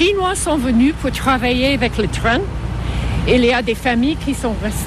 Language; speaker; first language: French; non-native, fluent; English